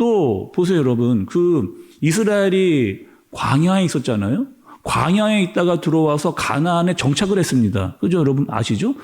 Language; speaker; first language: Korean; native; Korean